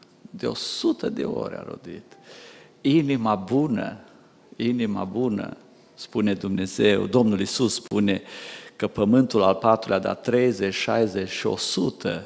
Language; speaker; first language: Romanian; native; Romanian